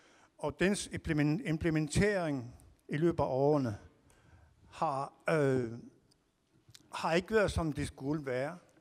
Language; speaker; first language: Danish; non-native, local second language; Kalaallisut